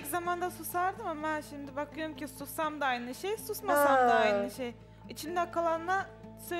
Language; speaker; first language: Turkish; non-native, fluent; Russian